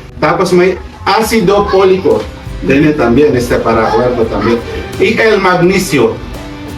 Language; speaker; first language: Spanish; non-native, learner; Filipino